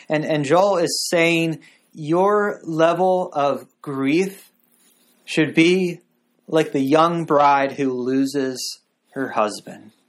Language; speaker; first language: English; native; English